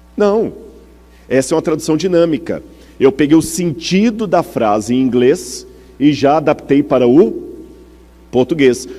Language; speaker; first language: Portuguese; native; Portuguese